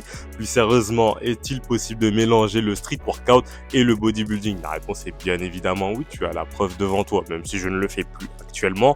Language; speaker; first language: French; native; French